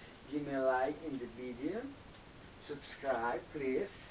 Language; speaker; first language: English; non-native, learner; Spanish